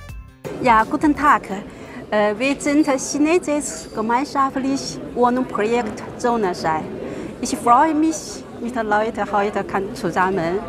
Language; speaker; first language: German; non-native, learner; Chinese